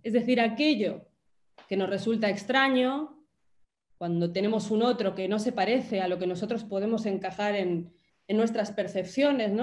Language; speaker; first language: Spanish; native; Spanish